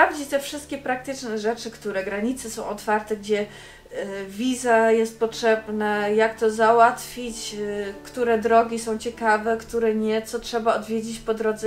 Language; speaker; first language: Polish; non-native, fluent; Dutch